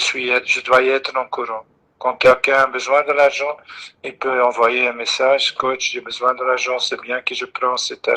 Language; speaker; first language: French; non-native, fluent; Dutch